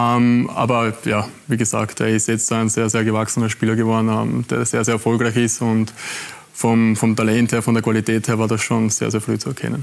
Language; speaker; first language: German; native; German